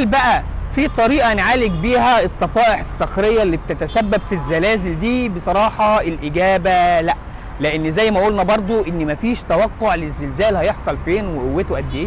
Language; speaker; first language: Arabic; native; Arabic